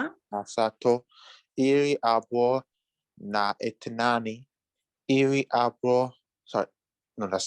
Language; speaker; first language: Igbo; non-native, local second language; English